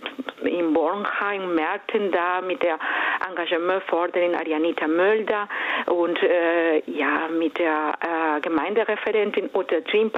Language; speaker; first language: German; non-native, fluent; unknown